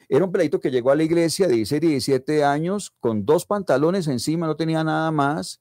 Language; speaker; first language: Spanish; native; Spanish